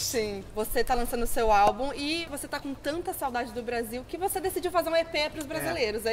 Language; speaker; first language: Portuguese; native; Portuguese